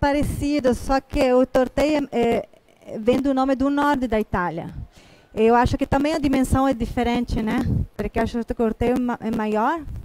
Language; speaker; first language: Portuguese; non-native, fluent; Italian